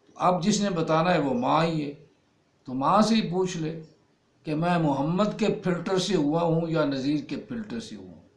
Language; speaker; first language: Urdu; native; Urdu